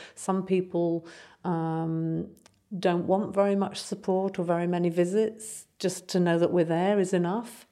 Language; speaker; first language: English; native; English